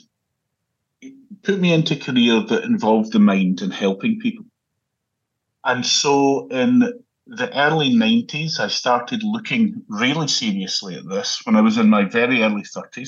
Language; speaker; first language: English; native; English